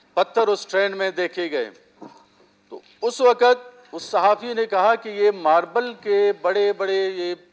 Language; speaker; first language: Urdu; non-native, local second language; Baluchi